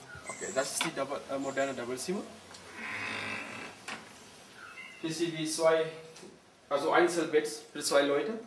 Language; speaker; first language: German; non-native, learner; Sinhala